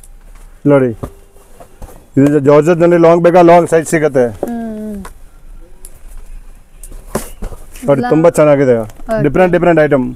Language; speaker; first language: Kannada; non-native, local second language; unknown